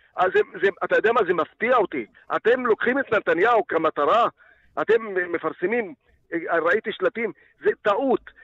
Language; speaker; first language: Hebrew; non-native, local second language; Arabic